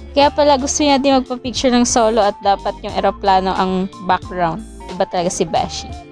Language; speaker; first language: Filipino; non-native, local second language; Cebuano